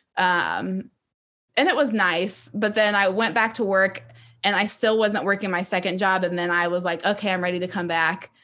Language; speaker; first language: English; native; English